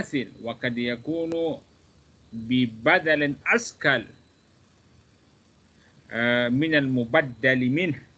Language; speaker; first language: Arabic; non-native, fluent; Malay